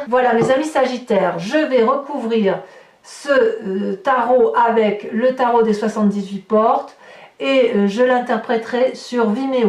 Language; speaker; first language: French; native; French